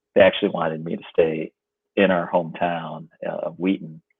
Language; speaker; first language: English; native; English